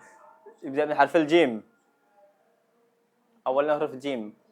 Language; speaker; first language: Arabic; non-native, fluent; Indonesian